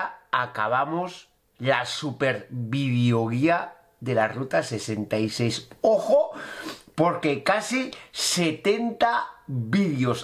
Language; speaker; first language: Spanish; native; Spanish